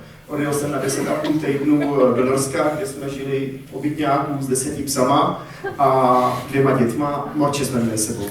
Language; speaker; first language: Czech; native; Czech